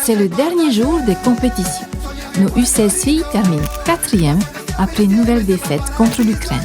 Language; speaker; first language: French; native; French